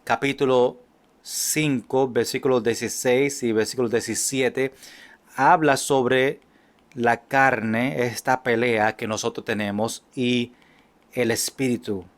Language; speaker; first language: Spanish; non-native, fluent; English